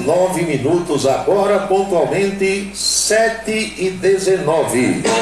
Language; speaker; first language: Portuguese; native; Portuguese